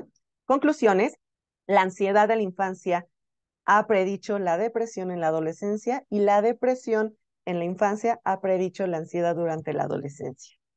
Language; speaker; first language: Spanish; native; Spanish